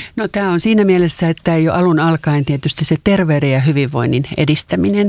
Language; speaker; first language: Finnish; native; Finnish